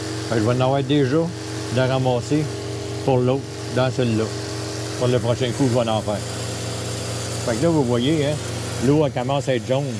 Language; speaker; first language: French; native; French